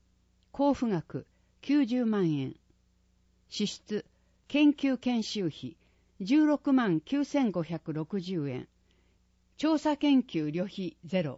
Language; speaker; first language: Japanese; native; Japanese